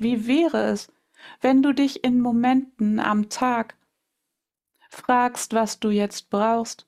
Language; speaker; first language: German; native; German